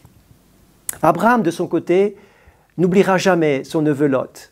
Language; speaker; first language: French; native; French